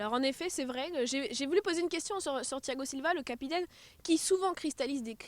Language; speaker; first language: French; native; French